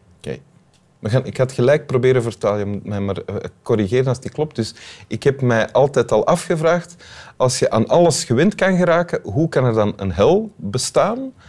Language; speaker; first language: Dutch; native; Dutch